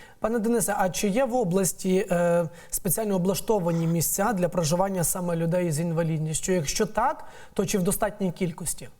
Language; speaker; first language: Ukrainian; native; Ukrainian